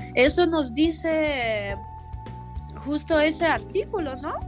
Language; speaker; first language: Spanish; non-native, fluent; Ukrainian